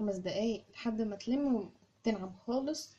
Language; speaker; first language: Arabic; native; Arabic